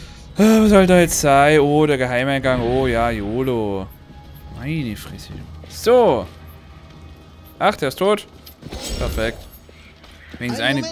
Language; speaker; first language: German; native; German